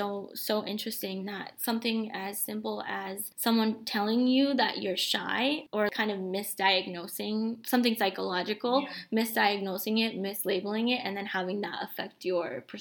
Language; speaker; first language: English; early bilingual, other home language; Bangla